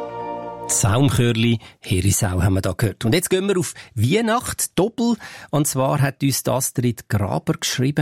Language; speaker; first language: German; native; German